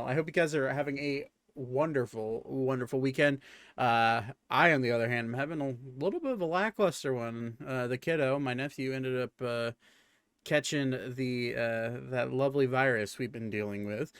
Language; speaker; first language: English; native; English